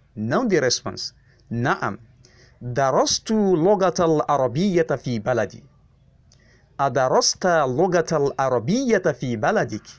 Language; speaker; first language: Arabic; non-native, fluent; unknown